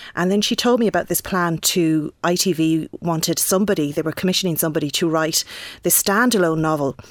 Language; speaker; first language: English; native; English